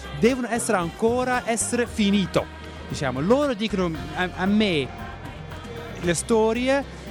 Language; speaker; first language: Italian; non-native, fluent; Berber languages